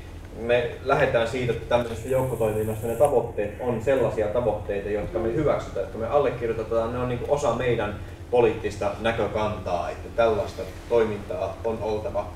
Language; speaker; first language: Finnish; native; Finnish